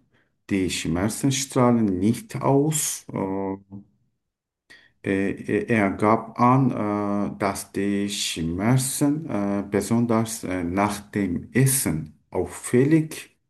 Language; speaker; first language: German; non-native, learner; Turkish